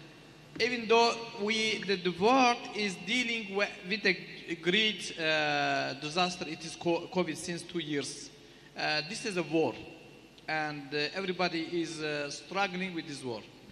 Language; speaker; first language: English; non-native, learner; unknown